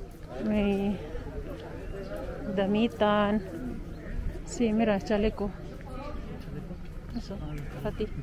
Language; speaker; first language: Spanish; non-native, learner; Filipino